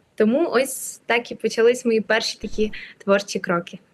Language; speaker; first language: Ukrainian; native; Ukrainian